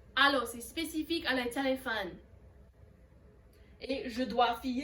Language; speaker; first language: French; non-native, fluent; English